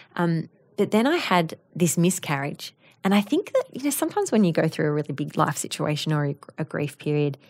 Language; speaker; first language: English; native; English